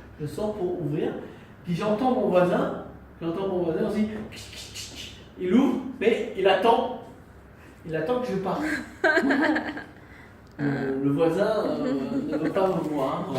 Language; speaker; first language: French; non-native, fluent; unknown